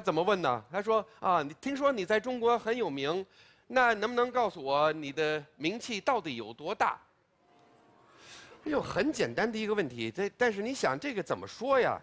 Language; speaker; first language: Chinese; non-native, fluent; English